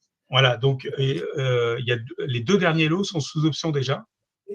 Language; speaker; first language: French; native; French